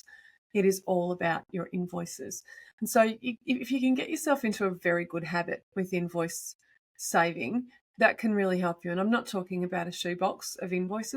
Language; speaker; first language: English; native; English